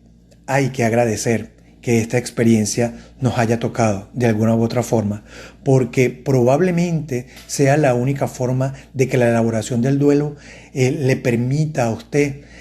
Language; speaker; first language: Spanish; native; Spanish